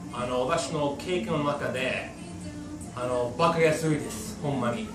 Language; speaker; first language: Japanese; non-native, fluent; English